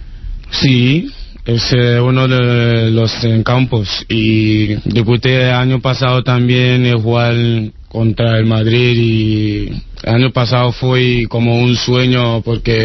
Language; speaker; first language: Spanish; non-native, learner; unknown